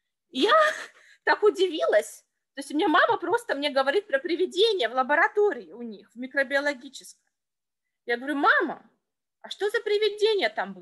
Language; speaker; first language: Russian; native; Russian